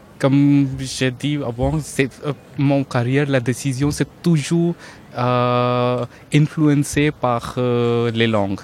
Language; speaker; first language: French; non-native, learner; Hindi